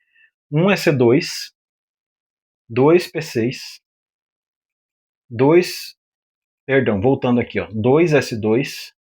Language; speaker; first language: Portuguese; native; Portuguese